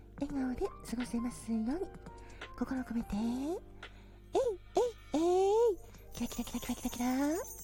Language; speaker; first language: Japanese; native; Japanese